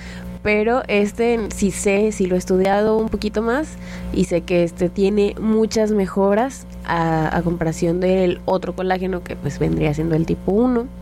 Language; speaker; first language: Spanish; native; Spanish